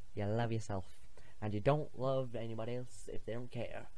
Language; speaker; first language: English; native; English